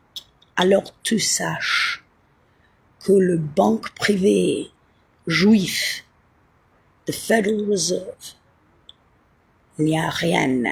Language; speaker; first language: French; non-native, learner; Italian